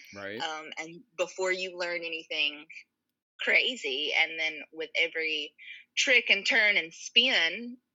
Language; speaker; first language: English; native; English